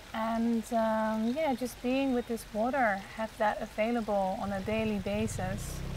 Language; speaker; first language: English; non-native, fluent; Dutch